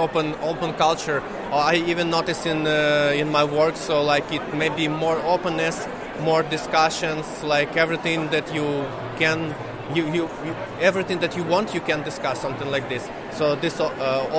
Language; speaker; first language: English; non-native, learner; Ukrainian